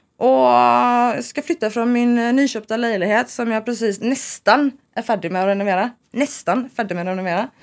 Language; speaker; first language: Swedish; native; Swedish